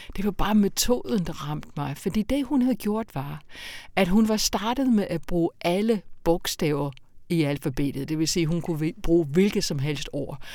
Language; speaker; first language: Danish; non-native, fluent; English